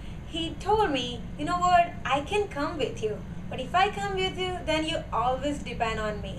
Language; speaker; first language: English; non-native, learner; Gujarati